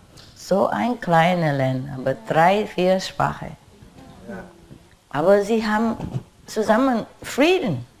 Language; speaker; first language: German; non-native, learner; Vietnamese